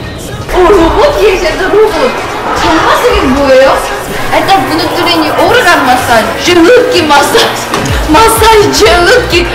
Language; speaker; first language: Russian; non-native, learner; Korean